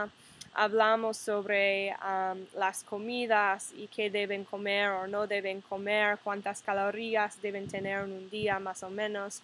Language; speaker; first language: Spanish; non-native, fluent; English